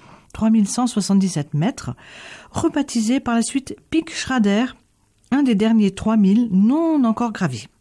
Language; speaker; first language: French; native; French